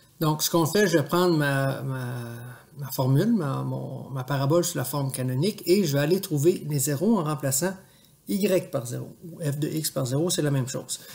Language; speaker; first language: French; native; French